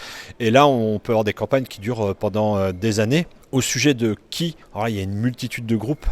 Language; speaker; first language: French; native; French